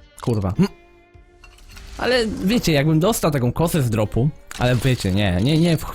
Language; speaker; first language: Polish; native; Polish